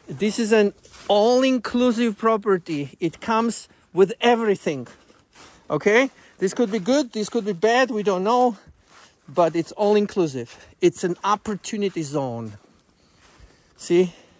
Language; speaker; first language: English; non-native, fluent; Georgian